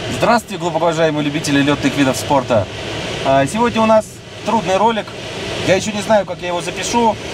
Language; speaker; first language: Russian; native; Russian